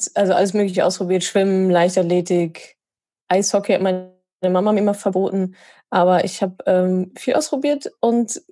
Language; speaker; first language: German; native; German